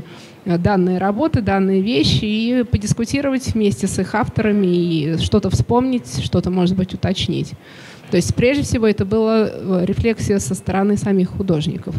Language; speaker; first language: Russian; native; Russian